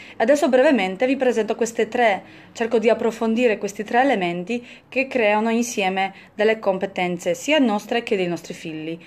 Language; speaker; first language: Italian; non-native, fluent; Polish